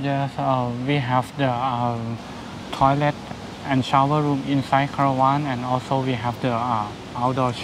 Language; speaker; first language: English; non-native, learner; Thai